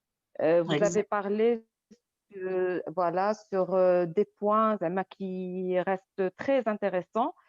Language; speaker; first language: French; non-native, local second language; Arabic